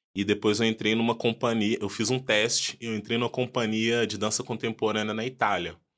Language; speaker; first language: Portuguese; early bilingual, other home language; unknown